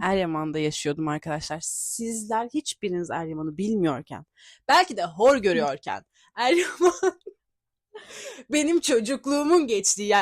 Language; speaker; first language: Turkish; native; Turkish